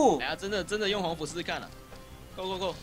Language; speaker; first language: Chinese; native; Chinese